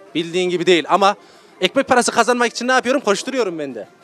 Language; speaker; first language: Turkish; native; Turkish